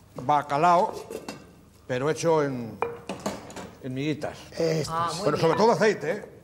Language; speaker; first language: Spanish; native; Spanish